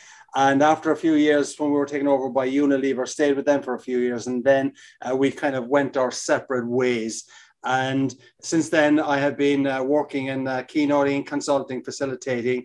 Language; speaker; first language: English; native; English